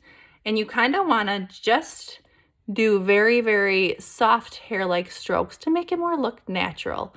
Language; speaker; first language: English; native; English